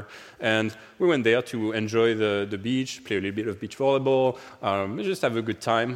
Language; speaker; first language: English; non-native, fluent; French